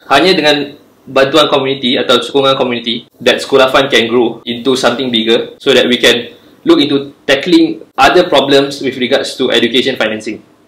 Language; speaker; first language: English; non-native, local second language; Malay